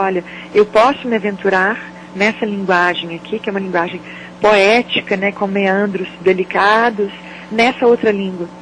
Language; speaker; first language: Portuguese; native; Portuguese